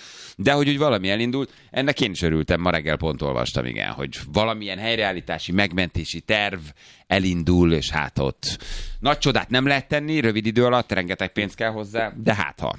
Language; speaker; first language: Hungarian; native; Hungarian